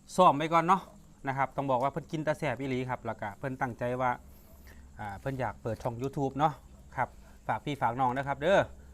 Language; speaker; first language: Thai; native; Thai